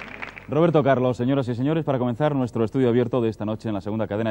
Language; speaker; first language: Spanish; native; Spanish